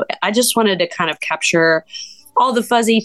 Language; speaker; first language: English; native; English